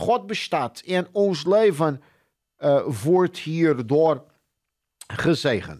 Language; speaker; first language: Dutch; non-native, fluent; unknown